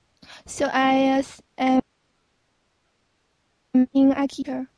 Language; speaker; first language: English; non-native, learner; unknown